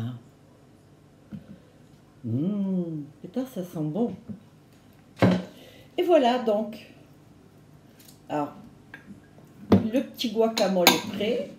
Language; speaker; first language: French; native; French